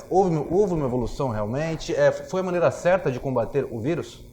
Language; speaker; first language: Portuguese; native; Portuguese